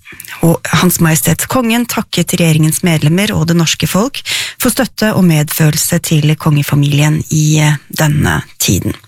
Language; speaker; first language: Norwegian; native; Norwegian